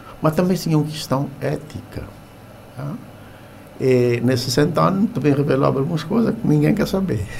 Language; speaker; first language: Portuguese; non-native, local second language; Kabuverdianu